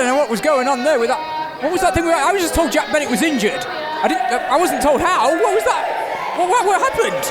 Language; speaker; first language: English; native; English